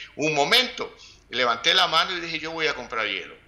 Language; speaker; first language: Spanish; native; Spanish